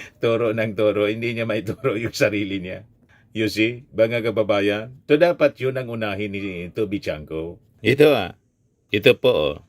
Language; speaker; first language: Filipino; non-native, local second language; Bikol